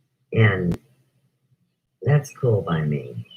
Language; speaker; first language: English; native; English